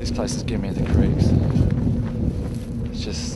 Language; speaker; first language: English; native; English